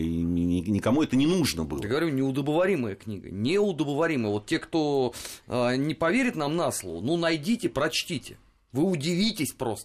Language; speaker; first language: Russian; native; Russian